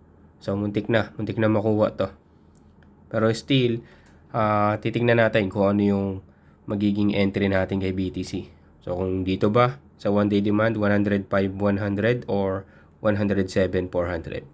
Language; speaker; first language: Filipino; native; Filipino